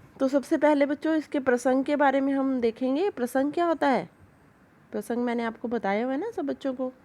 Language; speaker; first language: Hindi; native; Hindi